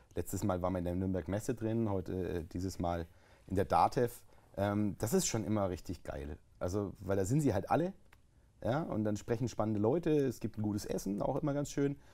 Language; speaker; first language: German; native; German